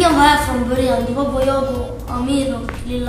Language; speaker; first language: Swedish; non-native, local second language; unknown